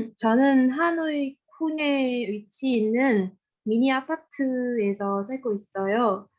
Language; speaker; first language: Korean; non-native, learner; Vietnamese